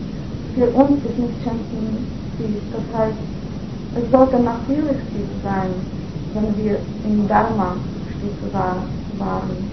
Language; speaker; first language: German; non-native, fluent; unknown